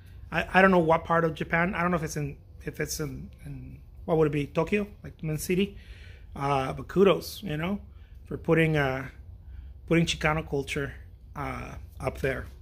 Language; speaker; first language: English; non-native, fluent; Spanish